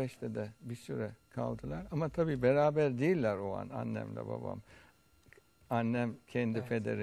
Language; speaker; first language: Turkish; early bilingual, heritage; Turkish